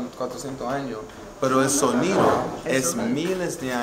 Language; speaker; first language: Spanish; non-native, learner; English